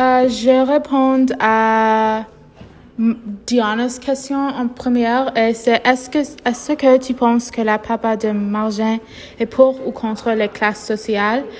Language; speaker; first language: French; non-native, learner; English